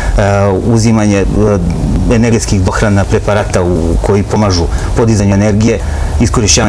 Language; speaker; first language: Serbian; native; Serbian